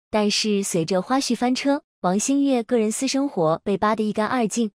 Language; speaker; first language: Chinese; native; Chinese